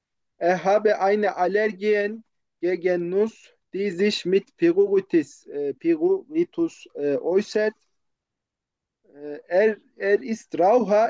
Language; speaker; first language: German; non-native, learner; Turkish